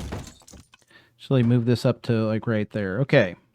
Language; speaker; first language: English; native; English